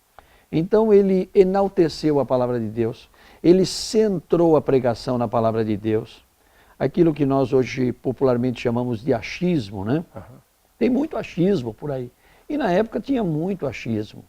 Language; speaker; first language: Portuguese; native; Portuguese